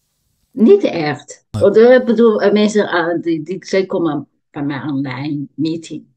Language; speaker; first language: Dutch; non-native, learner; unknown